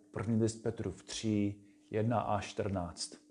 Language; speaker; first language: Czech; non-native, fluent; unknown